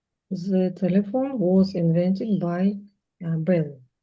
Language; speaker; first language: English; non-native, learner; Russian